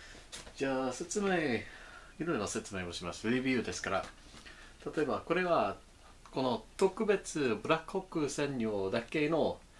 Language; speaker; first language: Japanese; non-native, learner; English